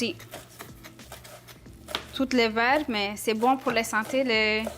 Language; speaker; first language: French; non-native, learner; Turkish